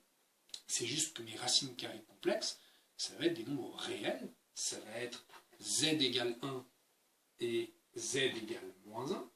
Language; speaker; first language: French; native; French